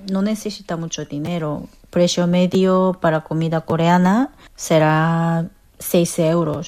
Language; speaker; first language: Spanish; non-native, fluent; Korean